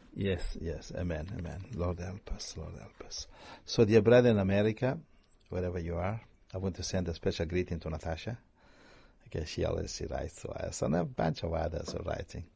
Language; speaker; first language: English; non-native, fluent; Italian